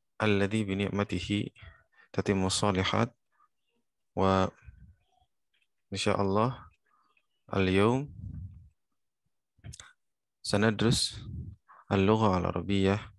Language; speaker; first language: Arabic; non-native, fluent; Indonesian